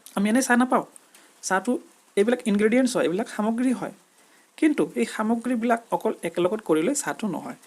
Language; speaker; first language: Assamese; native; Assamese